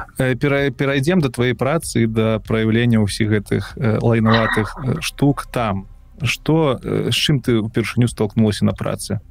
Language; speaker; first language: Belarusian; non-native, local second language; Russian